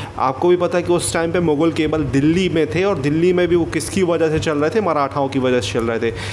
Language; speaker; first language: Hindi; native; Hindi